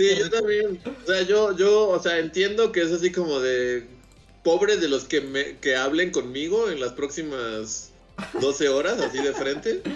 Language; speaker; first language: Spanish; native; Spanish